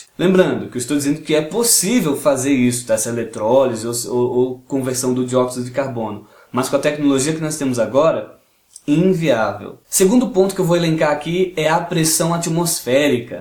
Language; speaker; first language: Portuguese; native; Portuguese